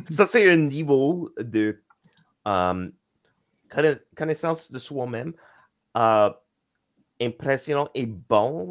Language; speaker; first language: French; non-native, local second language; English